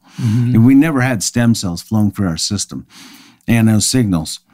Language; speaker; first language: English; native; English